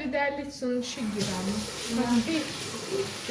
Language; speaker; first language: Norwegian; non-native, local second language; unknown